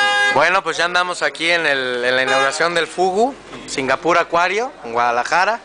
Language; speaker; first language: Spanish; native; Spanish